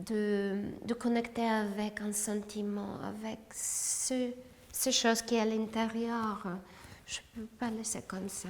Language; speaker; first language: French; non-native, fluent; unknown